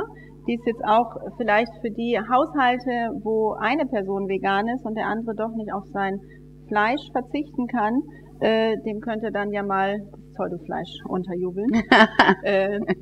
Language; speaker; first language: German; native; German